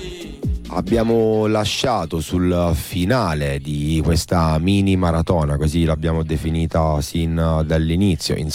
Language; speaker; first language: Italian; native; Italian